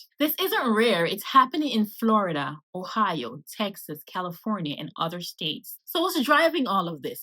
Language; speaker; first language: English; native; English